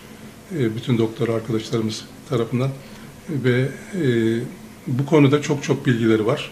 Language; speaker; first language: Turkish; native; Turkish